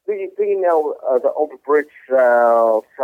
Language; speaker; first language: English; non-native, fluent; Swiss German